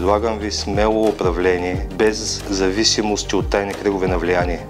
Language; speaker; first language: Bulgarian; native; Bulgarian